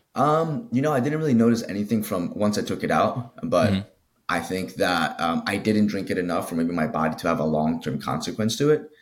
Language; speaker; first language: English; early bilingual, other home language; Spanish